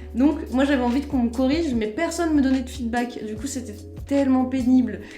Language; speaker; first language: French; native; French